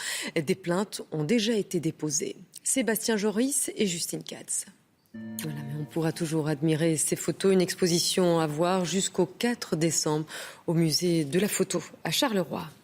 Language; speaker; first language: French; native; French